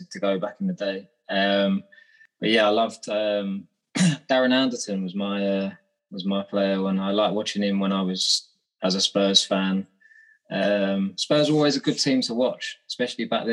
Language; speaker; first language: English; native; English